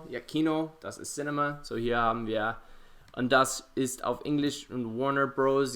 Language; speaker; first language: German; non-native, fluent; English